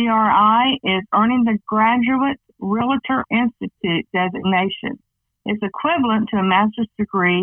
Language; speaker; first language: English; native; English